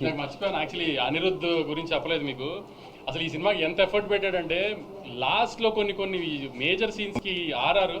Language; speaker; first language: Telugu; native; Telugu